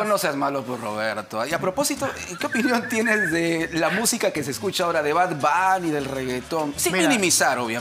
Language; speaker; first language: Spanish; native; Spanish